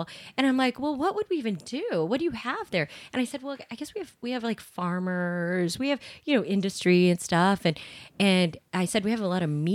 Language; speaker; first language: English; native; English